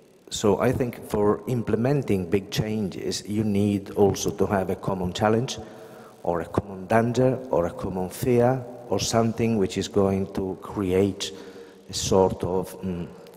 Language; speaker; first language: English; non-native, fluent; Italian